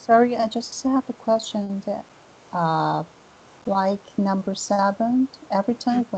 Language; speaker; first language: English; non-native, learner; Chinese